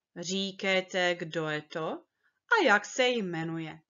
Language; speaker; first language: Czech; early bilingual, heritage; Czech